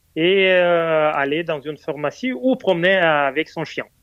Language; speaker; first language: French; non-native, fluent; Russian